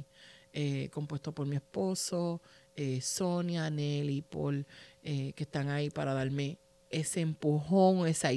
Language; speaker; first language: English; non-native, fluent; Spanish